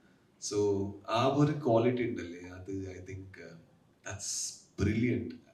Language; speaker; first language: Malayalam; non-native, learner; Kannada